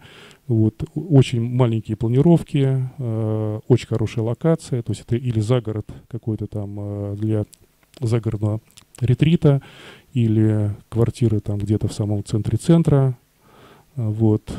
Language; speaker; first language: Russian; native; Russian